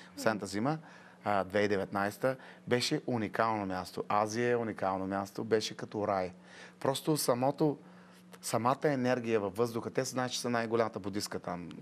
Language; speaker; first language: Bulgarian; native; Bulgarian